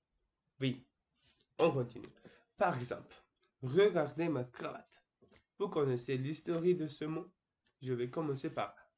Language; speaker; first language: French; non-native, learner; Turkish